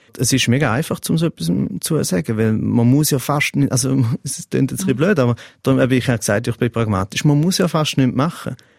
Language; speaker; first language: German; native; German